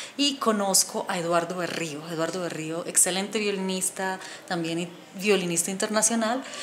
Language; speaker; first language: Spanish; native; Spanish